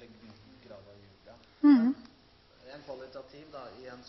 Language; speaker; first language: Norwegian; native; Norwegian